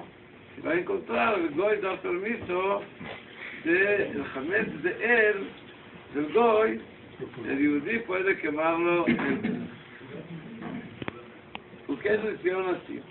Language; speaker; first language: Spanish; non-native, fluent; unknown